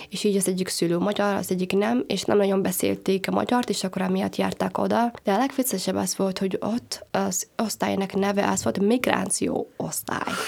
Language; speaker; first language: Hungarian; non-native, fluent; Somali